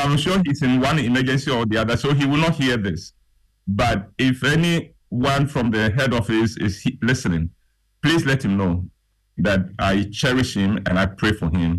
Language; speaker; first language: English; non-native, local second language; Akan